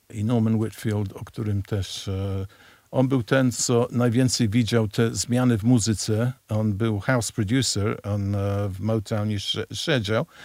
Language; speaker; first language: Polish; non-native, fluent; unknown